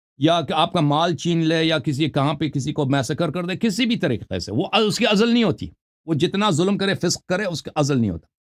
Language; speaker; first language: Urdu; non-native, fluent; Persian